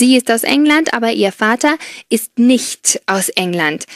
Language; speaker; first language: German; non-native, fluent; Spanish